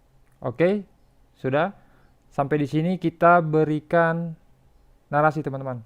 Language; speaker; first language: Indonesian; native; Indonesian